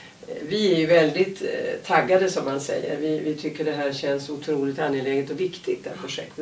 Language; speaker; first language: Swedish; native; Swedish